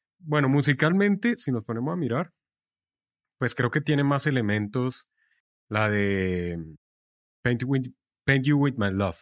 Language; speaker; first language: Spanish; native; Spanish